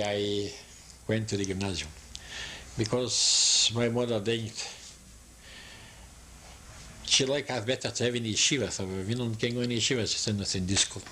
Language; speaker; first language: English; non-native, learner; Yiddish